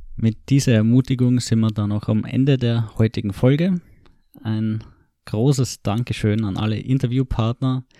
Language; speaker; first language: German; native; German